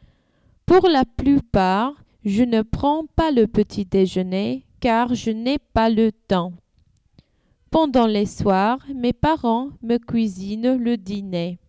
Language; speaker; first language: French; non-native, learner; English